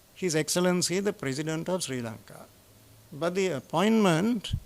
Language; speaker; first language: English; non-native, local second language; Sinhala